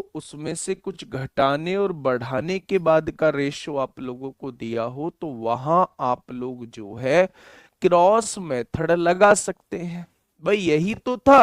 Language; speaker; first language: Hindi; native; Hindi